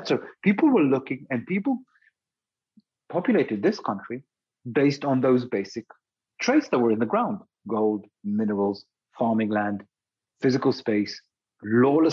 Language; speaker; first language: English; native; English